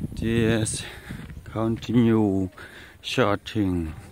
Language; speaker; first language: English; non-native, learner; Khmer